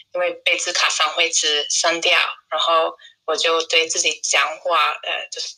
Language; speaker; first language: Chinese; non-native, fluent; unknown